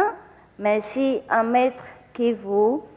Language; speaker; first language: French; non-native, learner; Vietnamese